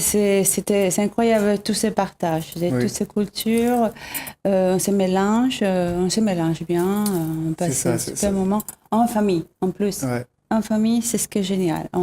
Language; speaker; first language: French; non-native, fluent; Spanish